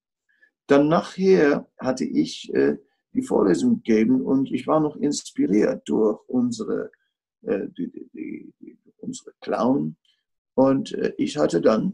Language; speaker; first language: German; non-native, fluent; Dutch